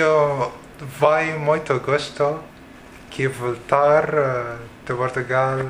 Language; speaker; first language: Portuguese; non-native, learner; Arabic